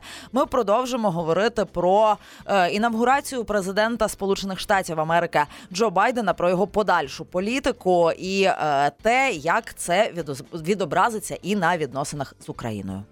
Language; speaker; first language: Ukrainian; native; Ukrainian